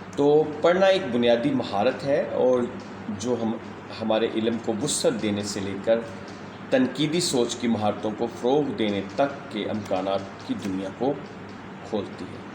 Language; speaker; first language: Urdu; native; Urdu